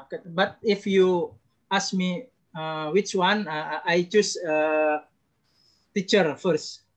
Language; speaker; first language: English; non-native, learner; Indonesian